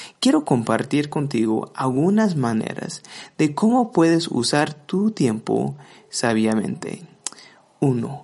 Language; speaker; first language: Spanish; non-native, fluent; English